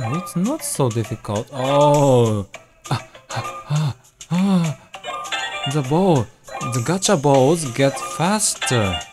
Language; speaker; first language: English; non-native, fluent; Japanese